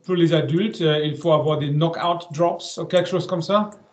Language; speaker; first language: French; non-native, learner; German